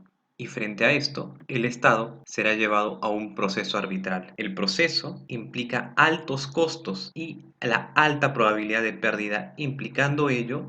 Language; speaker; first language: Spanish; native; Spanish